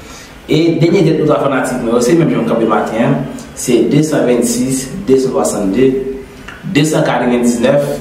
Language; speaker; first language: French; non-native, local second language; Haitian Creole